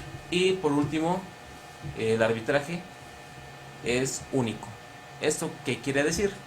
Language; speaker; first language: Spanish; native; Spanish